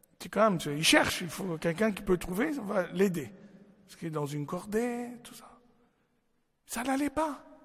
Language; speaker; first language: French; non-native, local second language; Arabic